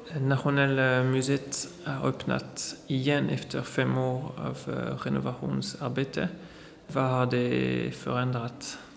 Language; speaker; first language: Swedish; non-native, fluent; French